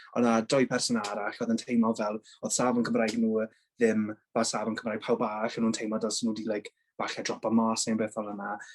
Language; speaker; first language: Welsh; non-native, local second language; English